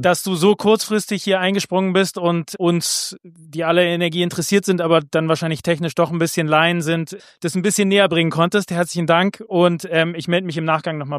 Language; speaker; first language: German; native; German